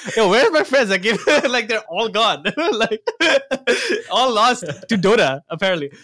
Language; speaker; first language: English; non-native, local second language; Assamese